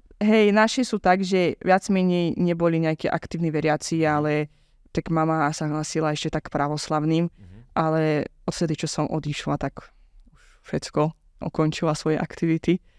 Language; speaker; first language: Slovak; non-native, fluent; Azerbaijani